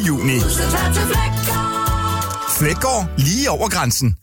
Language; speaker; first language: Danish; native; Danish